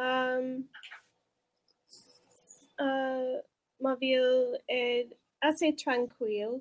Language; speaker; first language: French; non-native, learner; English